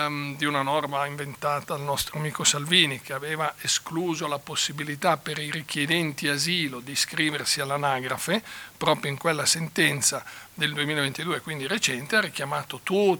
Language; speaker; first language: Italian; native; Italian